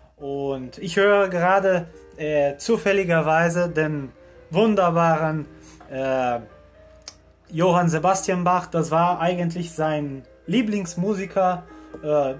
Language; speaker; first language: German; early bilingual, heritage; Portuguese